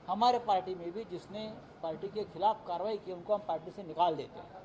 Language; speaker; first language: Hindi; non-native, local second language; Marathi